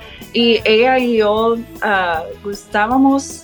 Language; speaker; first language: Spanish; early bilingual, heritage; English